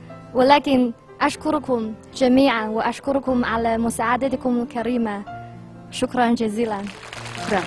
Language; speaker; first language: Arabic; non-native, learner; Chinese